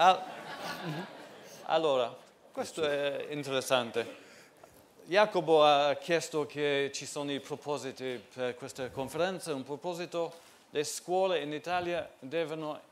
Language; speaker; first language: Italian; non-native, fluent; English